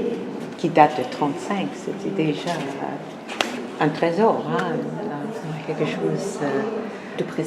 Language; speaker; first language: French; non-native, fluent; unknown